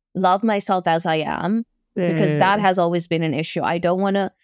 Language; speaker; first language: English; native; English